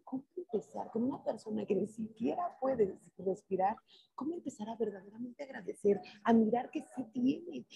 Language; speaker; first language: Spanish; native; Spanish